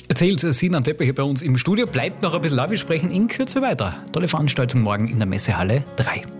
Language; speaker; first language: German; native; German